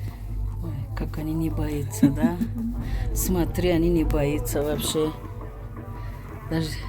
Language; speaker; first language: Russian; non-native, local second language; Tajik